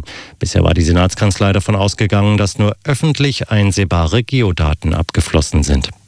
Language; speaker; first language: German; native; German